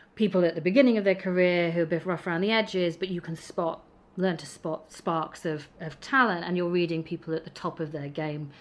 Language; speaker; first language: English; native; English